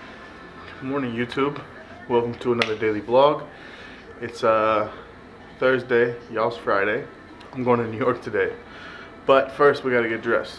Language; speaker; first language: English; native; English